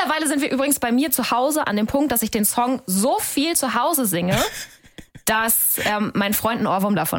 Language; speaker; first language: German; native; German